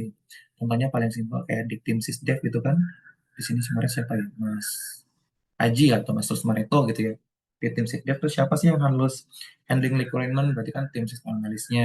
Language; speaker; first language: Indonesian; native; Indonesian